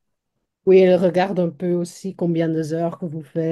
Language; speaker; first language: French; non-native, local second language; Dutch